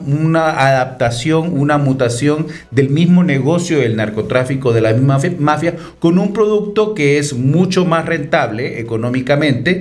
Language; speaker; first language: Spanish; native; Spanish